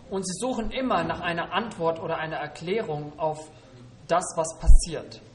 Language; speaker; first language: German; native; German